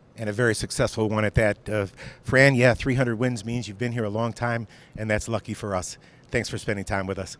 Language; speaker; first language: English; native; English